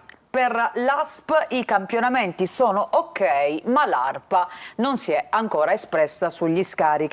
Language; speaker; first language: Italian; native; Italian